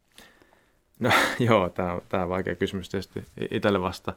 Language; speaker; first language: Finnish; native; Finnish